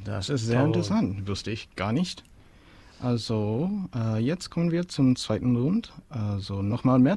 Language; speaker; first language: German; non-native, learner; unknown